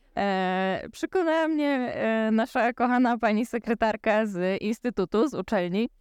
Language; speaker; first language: Polish; native; Polish